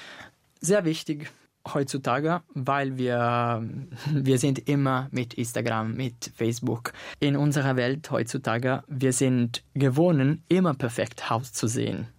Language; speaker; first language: German; non-native, learner; Italian